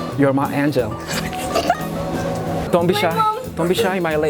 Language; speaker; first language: English; non-native, learner; Korean